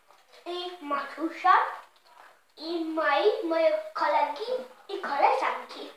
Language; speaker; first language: Polish; early bilingual, heritage; Polish